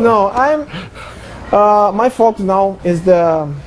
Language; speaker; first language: English; non-native, learner; Portuguese